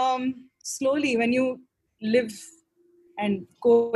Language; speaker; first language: English; non-native, local second language; Hindi